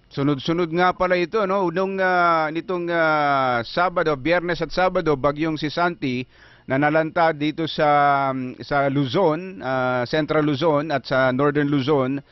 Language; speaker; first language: Filipino; native; Filipino